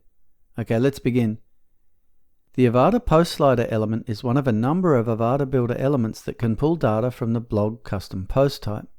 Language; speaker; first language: English; native; English